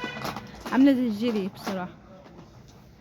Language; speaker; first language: Arabic; native; Arabic